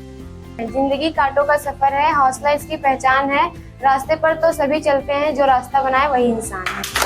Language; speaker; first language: Hindi; native; Hindi